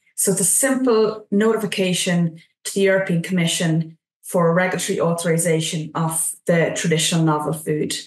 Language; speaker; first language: English; native; English